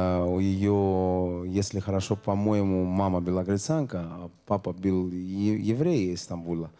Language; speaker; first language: Russian; non-native, learner; Greek